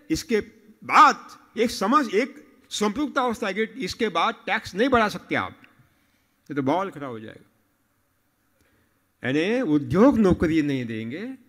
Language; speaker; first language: Hindi; non-native, local second language; Marathi